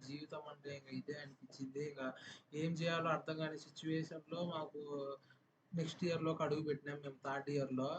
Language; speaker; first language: Telugu; native; Telugu